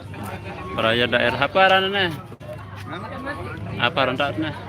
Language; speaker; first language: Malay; non-native, local second language; Sasak